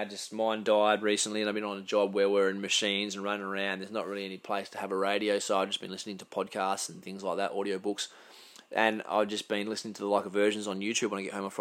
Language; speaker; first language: English; native; English